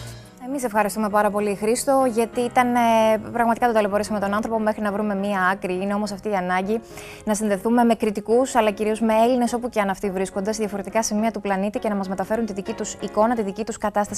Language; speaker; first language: Greek; native; Greek